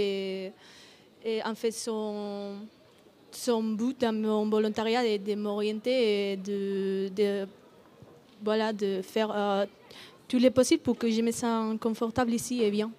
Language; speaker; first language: French; non-native, learner; Spanish